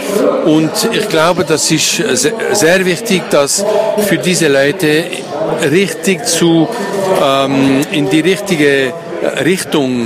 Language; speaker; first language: German; non-native, local second language; French